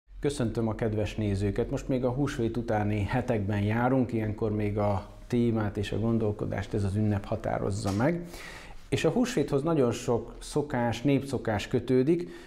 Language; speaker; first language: Hungarian; native; Hungarian